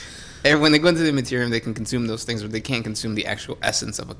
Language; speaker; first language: English; native; English